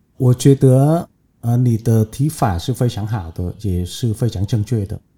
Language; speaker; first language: Chinese; non-native, fluent; Vietnamese